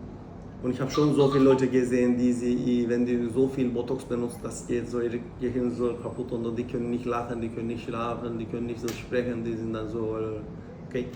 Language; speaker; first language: German; non-native, learner; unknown